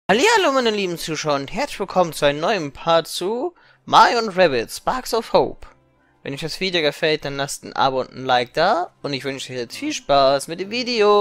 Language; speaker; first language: German; native; German